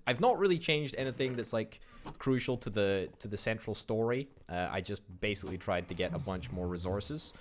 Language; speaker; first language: English; native; English